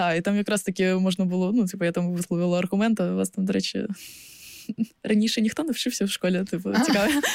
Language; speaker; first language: Ukrainian; non-native, local second language; Russian